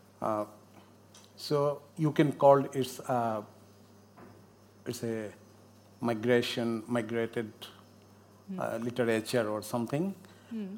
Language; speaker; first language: English; non-native, learner; Bangla